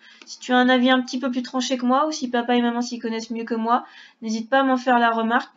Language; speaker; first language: French; native; French